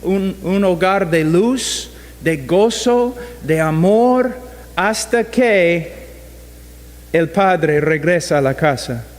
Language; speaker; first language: Spanish; non-native, fluent; English